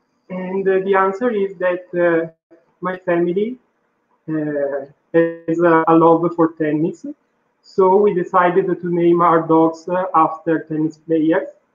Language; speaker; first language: English; non-native, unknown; Italian